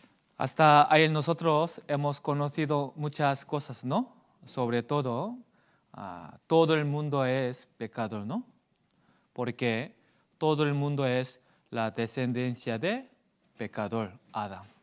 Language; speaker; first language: Spanish; non-native, fluent; Korean